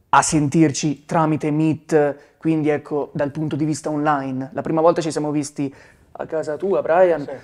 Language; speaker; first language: Italian; native; Italian